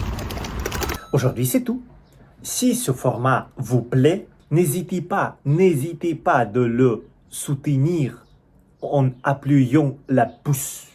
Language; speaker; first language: French; non-native, fluent; Russian